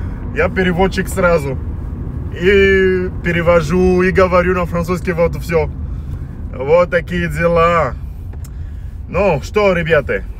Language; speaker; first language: Russian; non-native, learner; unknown